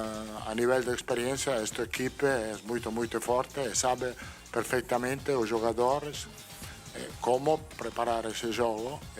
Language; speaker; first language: Portuguese; non-native, fluent; Italian